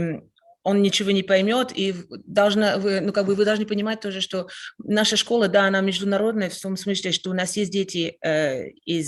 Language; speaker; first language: Russian; non-native, fluent; French